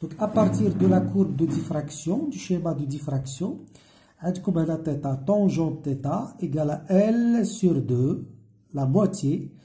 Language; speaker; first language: French; non-native, local second language; Arabic